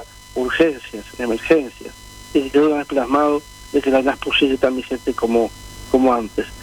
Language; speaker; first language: Spanish; native; Spanish